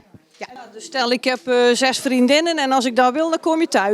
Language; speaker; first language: Dutch; native; Dutch